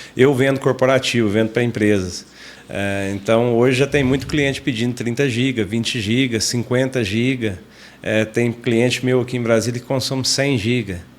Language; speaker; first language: Portuguese; native; Portuguese